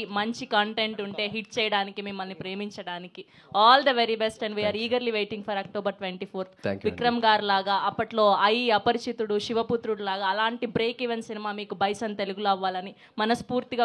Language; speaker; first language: Telugu; native; Telugu